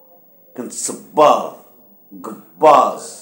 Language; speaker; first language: Arabic; native; Arabic